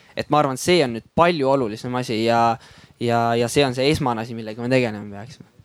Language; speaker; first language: Estonian; native; Estonian